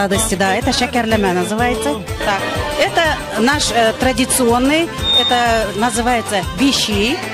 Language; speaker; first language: Russian; native; Russian